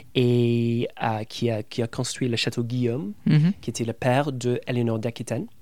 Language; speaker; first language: French; non-native, fluent; English